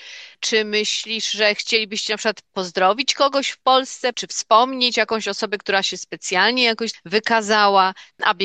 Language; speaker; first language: Polish; native; Polish